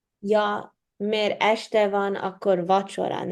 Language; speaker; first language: Hungarian; non-native, learner; English